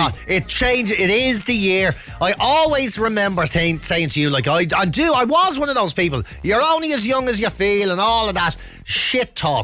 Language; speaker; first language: English; native; English